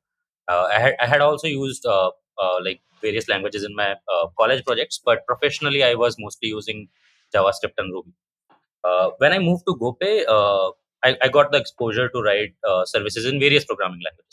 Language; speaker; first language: English; non-native, local second language; Hindi